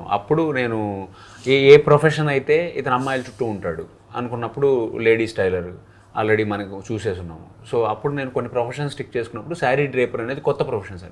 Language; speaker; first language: Telugu; native; Telugu